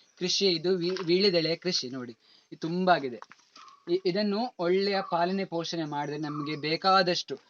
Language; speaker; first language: Kannada; non-native, local second language; Konkani